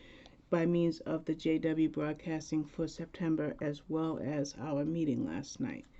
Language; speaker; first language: English; native; English